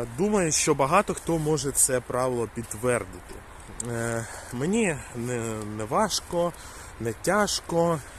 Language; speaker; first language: Ukrainian; non-native, local second language; Russian